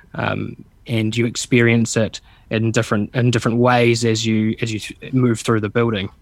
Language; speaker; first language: English; native; English